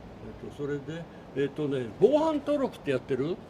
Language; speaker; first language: Japanese; native; Japanese